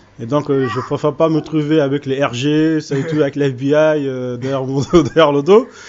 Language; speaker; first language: French; early bilingual, other home language; Soninke